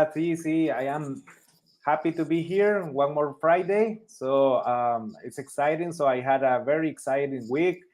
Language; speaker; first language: English; non-native, fluent; Spanish